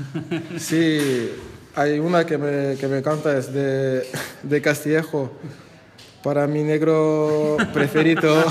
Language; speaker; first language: Spanish; non-native, fluent; French